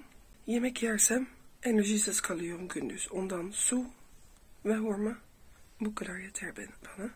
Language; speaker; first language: Turkish; early bilingual, heritage; Turkish